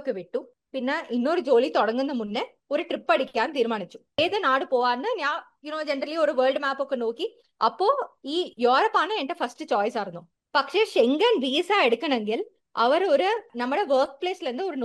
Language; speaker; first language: Malayalam; non-native, local second language; Tamil